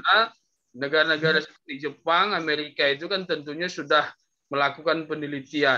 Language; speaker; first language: Indonesian; native; Indonesian